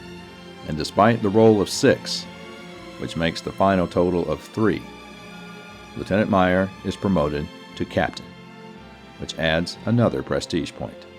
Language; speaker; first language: English; native; English